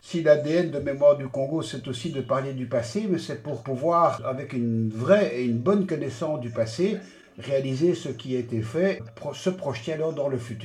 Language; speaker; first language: French; native; French